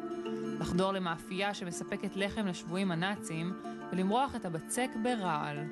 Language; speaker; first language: Hebrew; native; Hebrew